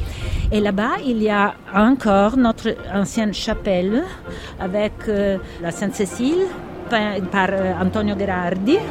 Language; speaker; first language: French; non-native, fluent; Italian